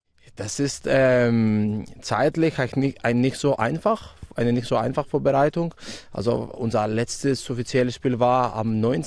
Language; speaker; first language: German; non-native, fluent; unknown